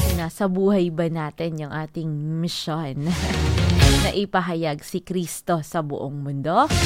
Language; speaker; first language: Filipino; non-native, local second language; Hiligaynon